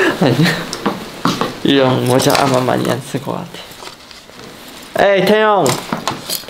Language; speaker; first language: Korean; non-native, fluent; Chinese